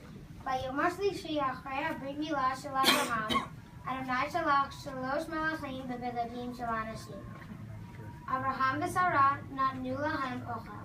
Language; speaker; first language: Hebrew; non-native, learner; English